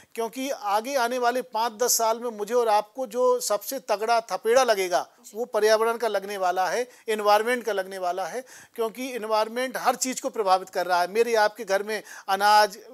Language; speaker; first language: Hindi; native; Hindi